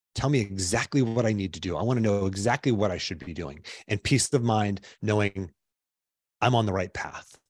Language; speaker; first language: English; native; English